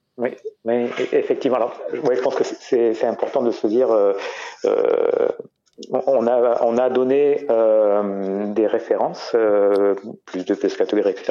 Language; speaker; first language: French; native; French